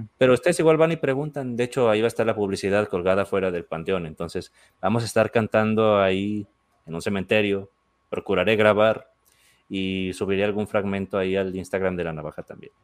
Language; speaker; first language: Spanish; native; Spanish